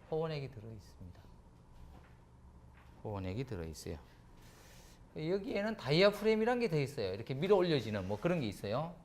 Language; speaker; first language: Korean; native; Korean